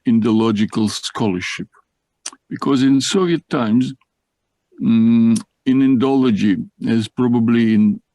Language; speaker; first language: English; non-native, fluent; Russian